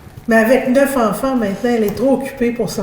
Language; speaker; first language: French; native; French